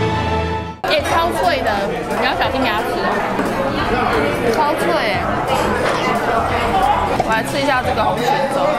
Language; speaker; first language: Chinese; native; Chinese